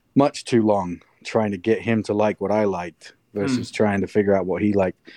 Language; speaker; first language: English; native; English